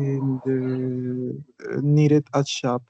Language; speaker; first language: English; non-native, learner; Spanish